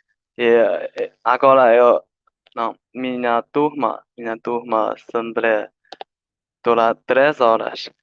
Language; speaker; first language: Portuguese; non-native, learner; Chinese